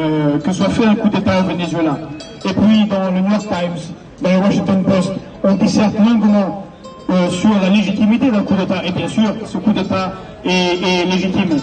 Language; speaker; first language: French; native; French